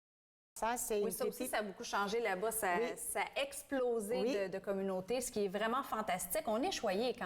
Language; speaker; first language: French; native; French